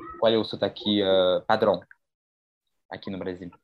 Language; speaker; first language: Portuguese; non-native, learner; French